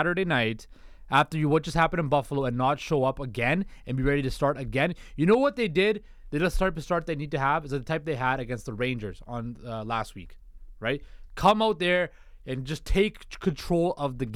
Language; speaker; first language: English; native; English